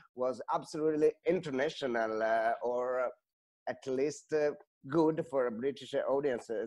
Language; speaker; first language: English; non-native, fluent; Italian